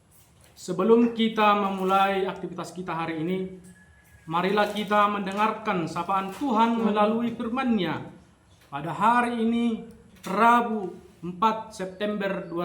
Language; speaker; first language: Indonesian; native; Indonesian